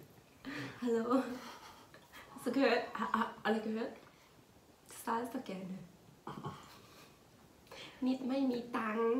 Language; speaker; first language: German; non-native, learner; Thai